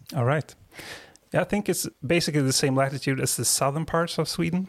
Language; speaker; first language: English; non-native, fluent; Swedish